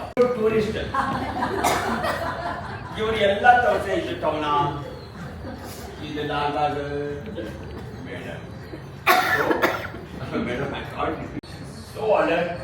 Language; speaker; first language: Kannada; non-native, learner; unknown